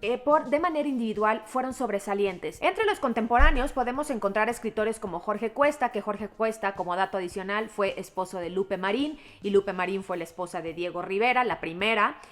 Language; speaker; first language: Spanish; native; Spanish